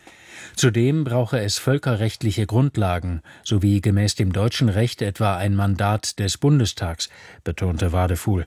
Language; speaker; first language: German; native; German